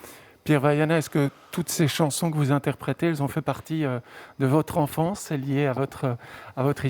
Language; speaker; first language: French; native; French